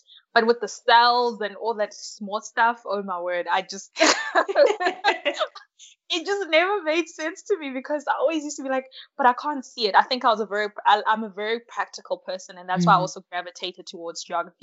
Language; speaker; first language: English; early bilingual, other home language; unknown